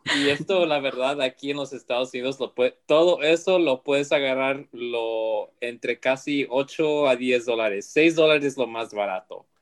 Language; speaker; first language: Spanish; early bilingual, heritage; Spanish